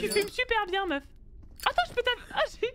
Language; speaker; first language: French; native; French